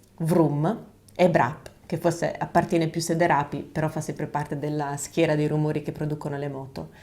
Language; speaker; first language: Italian; native; Italian